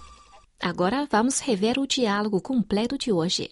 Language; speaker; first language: Portuguese; non-native, fluent; Chinese